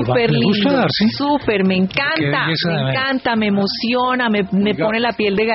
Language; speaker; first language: Spanish; native; Spanish